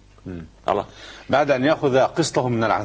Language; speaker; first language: Arabic; native; Arabic